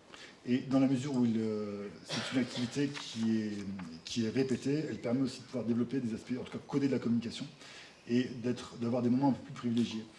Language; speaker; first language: French; native; French